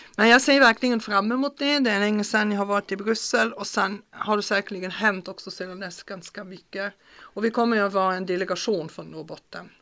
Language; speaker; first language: Swedish; non-native, fluent; German